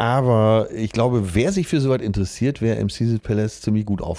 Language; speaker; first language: German; native; German